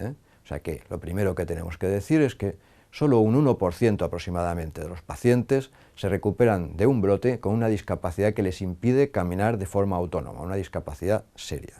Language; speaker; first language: Spanish; native; Spanish